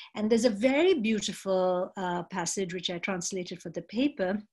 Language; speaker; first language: English; non-native, local second language; Bangla